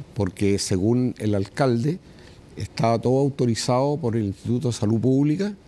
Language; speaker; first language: Spanish; native; Spanish